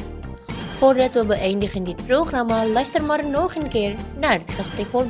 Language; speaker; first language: Dutch; non-native, learner; Indonesian